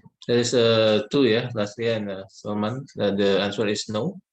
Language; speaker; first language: English; non-native, learner; Indonesian